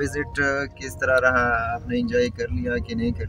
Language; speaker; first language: Hindi; non-native, local second language; Pashto